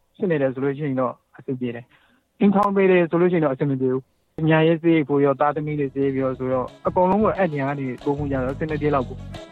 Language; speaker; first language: Burmese; native; Burmese